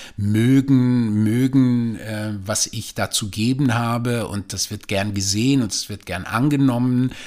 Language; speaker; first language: German; native; German